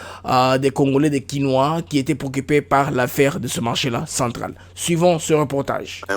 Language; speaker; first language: French; non-native, local second language; Lingala